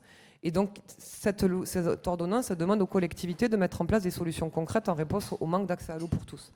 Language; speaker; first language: French; native; French